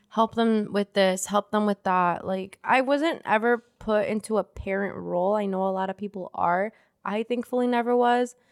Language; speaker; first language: English; early bilingual, other home language; Spanish